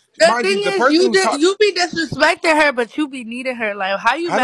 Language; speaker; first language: English; native; English